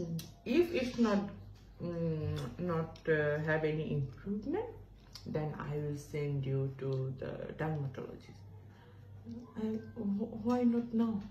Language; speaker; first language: English; non-native, local second language; Bangla